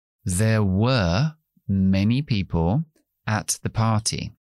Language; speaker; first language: English; native; English